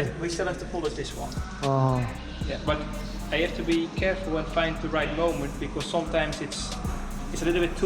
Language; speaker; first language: English; non-native, fluent; Dutch